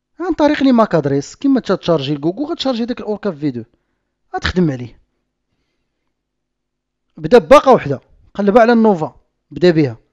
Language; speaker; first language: Arabic; native; Arabic